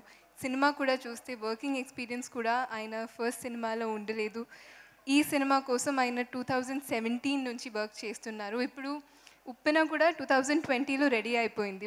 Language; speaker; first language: Telugu; non-native, fluent; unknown